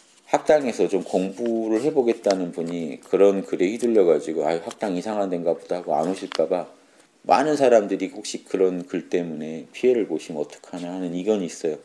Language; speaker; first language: Korean; native; Korean